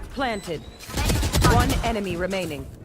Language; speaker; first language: English; non-native, learner; Thai